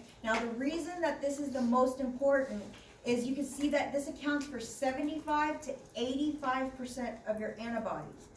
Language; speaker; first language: English; native; English